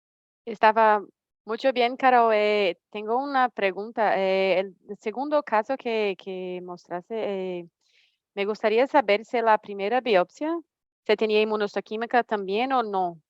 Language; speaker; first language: Spanish; non-native, fluent; Portuguese